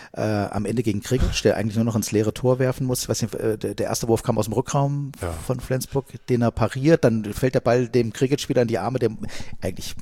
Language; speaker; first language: German; native; German